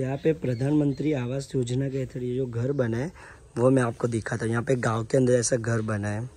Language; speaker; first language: Hindi; non-native, local second language; Gujarati